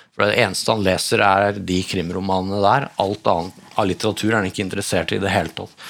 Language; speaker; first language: Norwegian; native; Norwegian